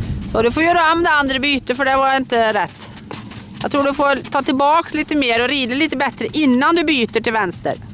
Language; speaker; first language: Swedish; native; Swedish